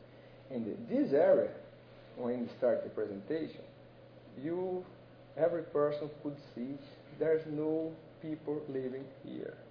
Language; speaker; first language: English; non-native, learner; Portuguese